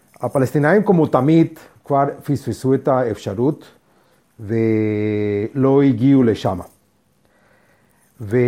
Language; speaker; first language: Hebrew; non-native, fluent; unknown